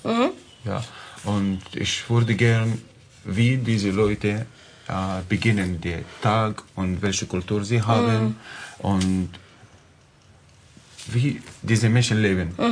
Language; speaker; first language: German; non-native, learner; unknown